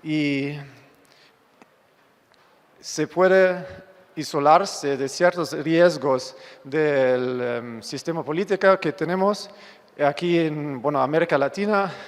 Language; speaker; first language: Spanish; non-native, fluent; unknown